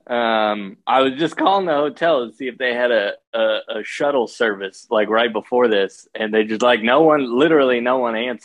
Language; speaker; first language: English; native; English